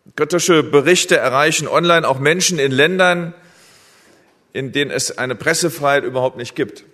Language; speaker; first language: German; native; German